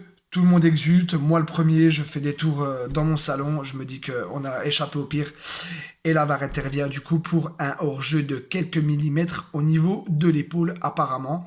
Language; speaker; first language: French; native; French